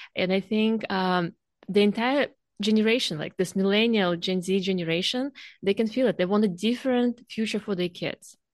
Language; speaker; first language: English; non-native, fluent; Russian